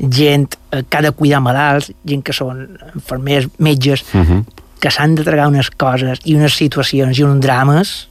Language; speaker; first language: Catalan; native; Catalan